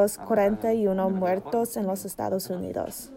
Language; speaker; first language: Spanish; non-native, learner; English